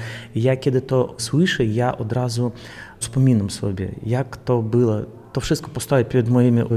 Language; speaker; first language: Polish; non-native, learner; Belarusian